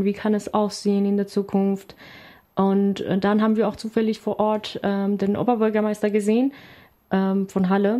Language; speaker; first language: German; non-native, fluent; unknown